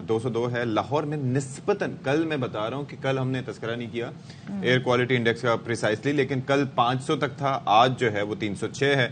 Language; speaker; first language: Urdu; native; Urdu